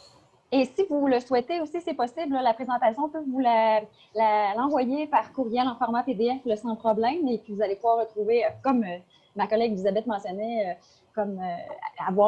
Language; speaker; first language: French; native; French